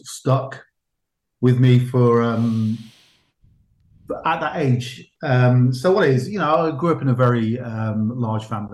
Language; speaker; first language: English; native; English